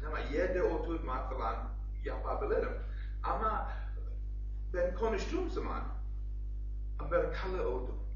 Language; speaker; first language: Turkish; non-native, learner; English